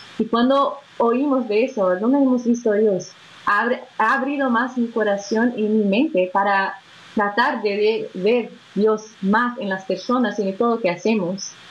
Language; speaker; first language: Spanish; non-native, fluent; Portuguese